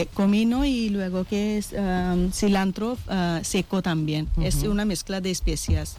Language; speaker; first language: Spanish; non-native, learner; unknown